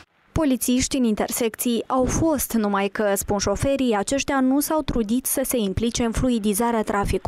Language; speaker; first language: Romanian; native; Romanian